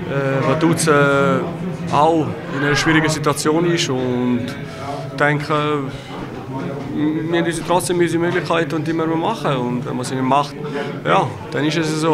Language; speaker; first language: German; non-native, fluent; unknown